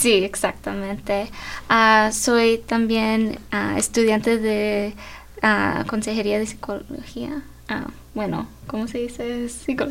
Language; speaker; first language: Spanish; early bilingual, heritage; Spanish